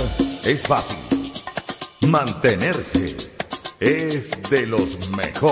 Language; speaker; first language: Spanish; native; Spanish